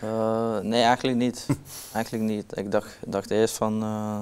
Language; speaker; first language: Dutch; non-native, learner; Norwegian